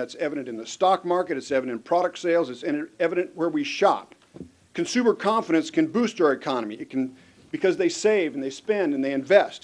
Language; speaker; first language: English; native; English